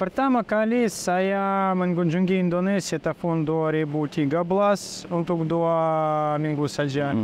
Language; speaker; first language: Indonesian; non-native, learner; Russian